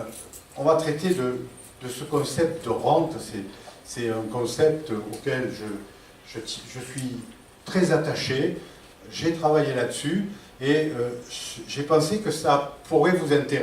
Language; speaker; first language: French; native; French